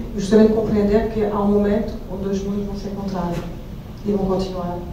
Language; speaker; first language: Portuguese; non-native, fluent; French